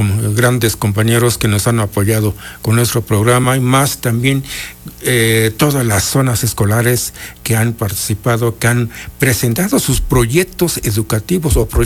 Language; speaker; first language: Spanish; non-native, local second language; Mixtepec Mixtec